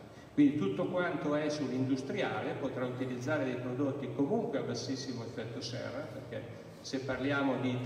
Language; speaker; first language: Italian; native; Italian